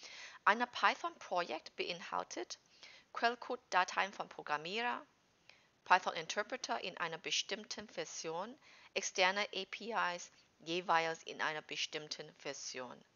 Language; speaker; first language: German; non-native, fluent; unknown